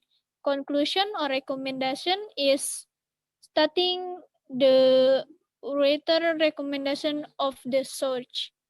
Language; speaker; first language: English; non-native, learner; Indonesian